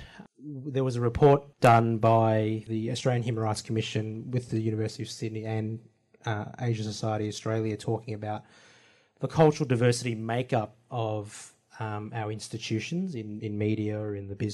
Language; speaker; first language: English; native; English